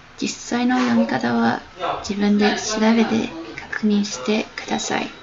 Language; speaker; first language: Japanese; non-native, learner; Chinese